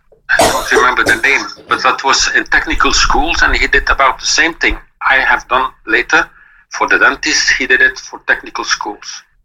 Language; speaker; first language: English; non-native, fluent; Dutch